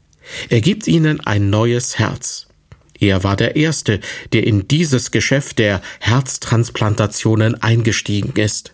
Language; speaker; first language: German; native; German